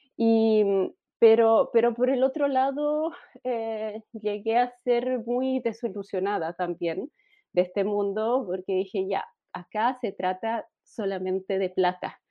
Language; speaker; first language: Spanish; non-native, fluent; Italian